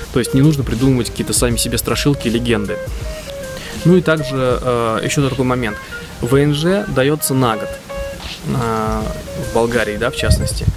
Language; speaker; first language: Russian; native; Russian